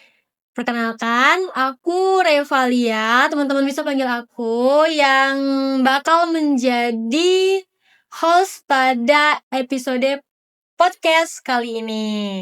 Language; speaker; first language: Indonesian; native; Indonesian